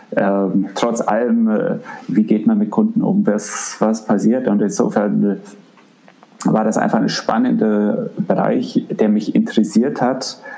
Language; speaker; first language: German; native; German